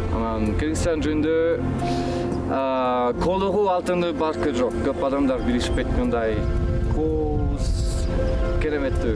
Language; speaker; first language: Kyrgyz; non-native, learner; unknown